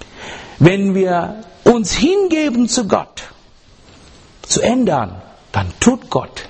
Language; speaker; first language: German; non-native, learner; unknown